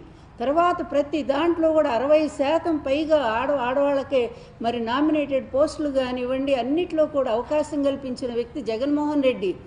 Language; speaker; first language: Telugu; native; Telugu